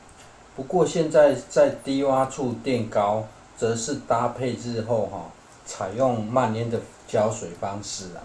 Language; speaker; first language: Chinese; native; Chinese